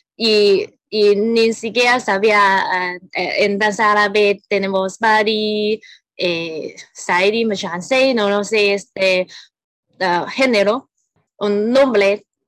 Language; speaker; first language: Spanish; non-native, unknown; Cantonese